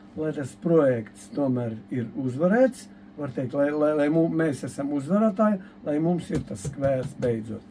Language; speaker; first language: Latvian; non-native, local second language; Russian